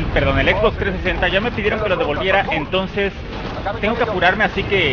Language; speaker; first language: Spanish; native; Spanish